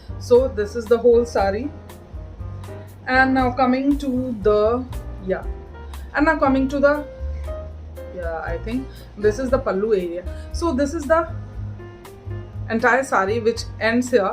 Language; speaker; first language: English; non-native, local second language; Hindi